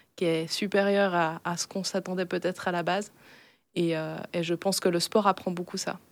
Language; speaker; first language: French; native; French